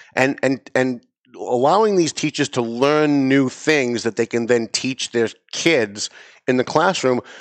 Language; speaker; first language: English; native; English